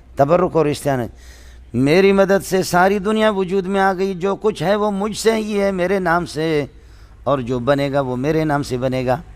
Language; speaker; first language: Urdu; non-native, local second language; Baluchi